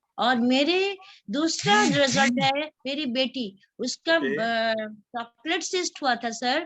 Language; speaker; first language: Hindi; non-native, local second language; Bangla